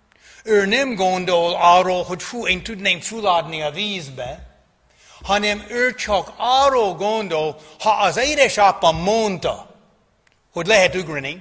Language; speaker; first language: Hungarian; non-native, fluent; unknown